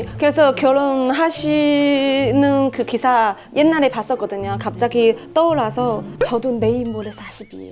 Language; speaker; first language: Korean; non-native, fluent; Chinese